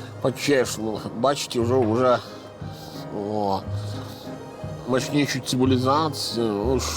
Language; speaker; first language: Ukrainian; non-native, fluent; Italian